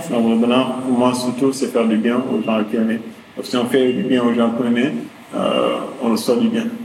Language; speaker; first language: French; non-native, local second language; Wolof